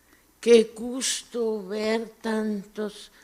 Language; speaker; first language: Spanish; non-native, fluent; German